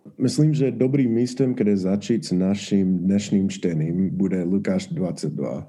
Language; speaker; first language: Czech; non-native, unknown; English